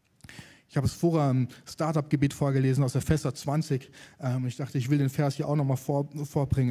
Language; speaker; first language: German; native; German